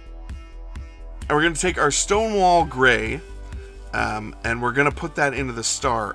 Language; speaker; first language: English; native; English